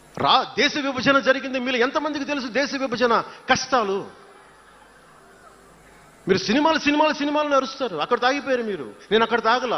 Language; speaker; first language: Telugu; native; Telugu